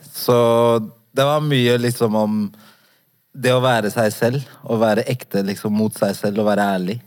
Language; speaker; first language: Norwegian; early bilingual, other home language; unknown